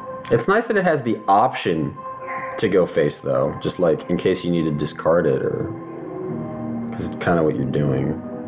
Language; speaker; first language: English; native; English